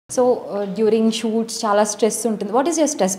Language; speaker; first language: Telugu; native; Telugu